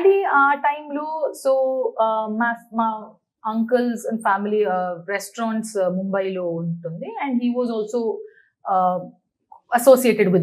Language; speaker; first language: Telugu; non-native, local second language; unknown